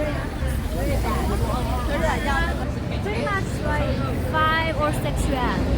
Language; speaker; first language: English; non-native, learner; Chinese